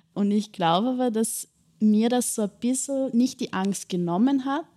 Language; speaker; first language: German; native; German